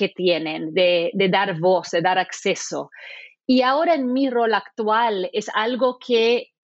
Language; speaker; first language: Spanish; non-native, fluent; English